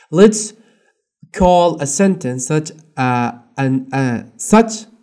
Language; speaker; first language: English; non-native, fluent; Arabic